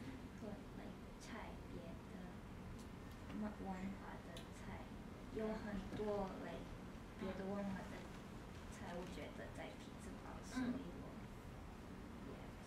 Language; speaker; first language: Chinese; non-native, learner; English